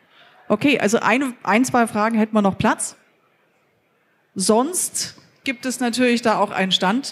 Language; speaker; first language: German; native; German